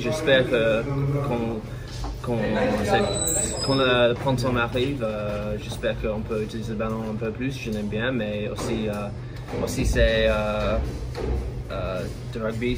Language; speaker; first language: French; non-native, learner; English